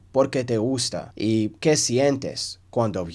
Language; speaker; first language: Spanish; non-native, learner; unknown